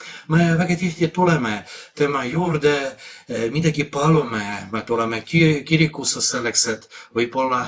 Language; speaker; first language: Estonian; non-native, fluent; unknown